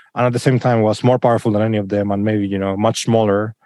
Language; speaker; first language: English; non-native, fluent; Spanish